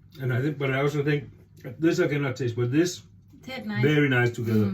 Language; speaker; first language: English; non-native, learner; Danish